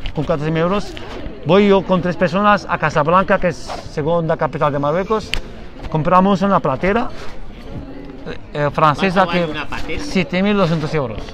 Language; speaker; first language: Spanish; non-native, fluent; Arabic